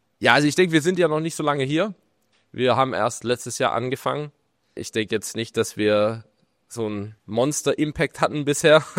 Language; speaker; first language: German; native; German